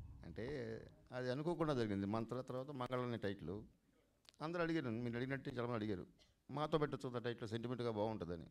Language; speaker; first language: Telugu; native; Telugu